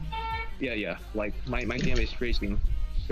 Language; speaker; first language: English; non-native, fluent; Thai